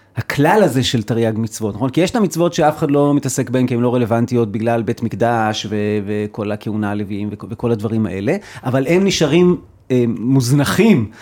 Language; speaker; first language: Hebrew; native; Hebrew